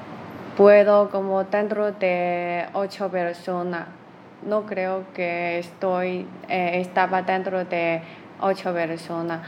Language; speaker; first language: Spanish; non-native, learner; Chinese